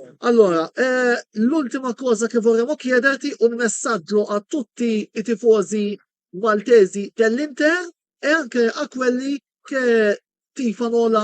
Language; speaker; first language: Italian; non-native, fluent; Maltese